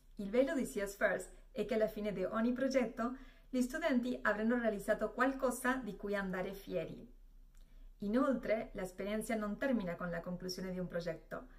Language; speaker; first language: Italian; non-native, fluent; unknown